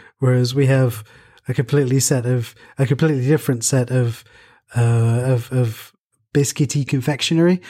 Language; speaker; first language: English; native; English